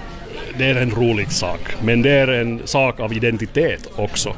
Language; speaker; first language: Swedish; non-native, local second language; Finnish